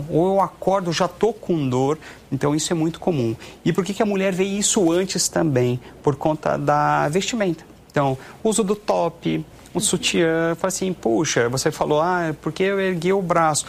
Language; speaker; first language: Portuguese; native; Portuguese